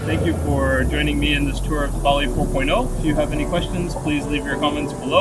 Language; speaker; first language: English; native; English